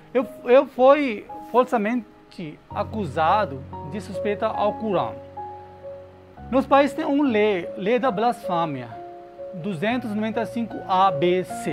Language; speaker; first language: Portuguese; non-native, learner; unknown